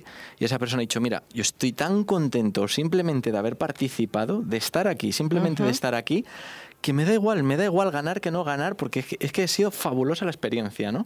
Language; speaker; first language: Spanish; native; Spanish